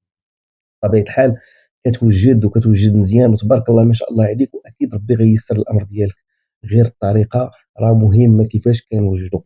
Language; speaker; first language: Arabic; native; Arabic